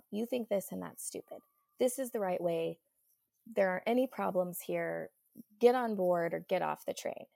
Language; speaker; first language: English; native; English